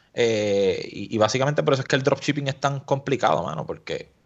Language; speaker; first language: Spanish; native; Spanish